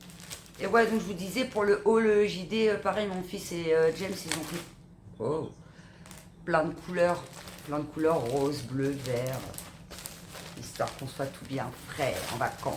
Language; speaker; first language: French; native; French